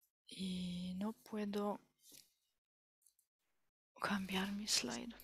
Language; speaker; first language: Spanish; non-native, learner; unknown